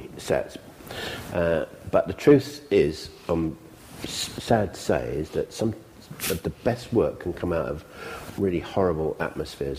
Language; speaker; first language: English; native; English